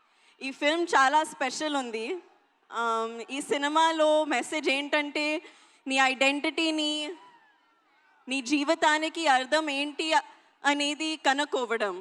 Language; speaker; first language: Telugu; non-native, learner; Hindi